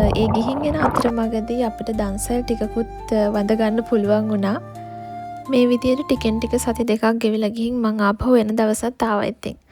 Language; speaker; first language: Sinhala; native; Sinhala